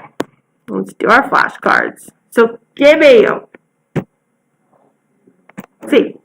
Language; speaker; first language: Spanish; non-native, fluent; English